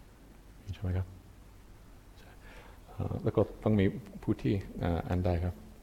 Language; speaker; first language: Thai; non-native, fluent; English